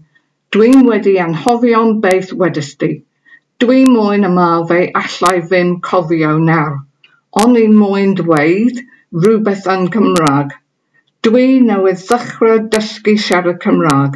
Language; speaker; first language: Welsh; non-native, learner; English